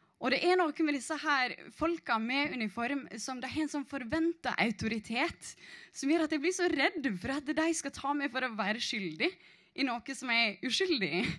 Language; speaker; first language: Norwegian; native; Norwegian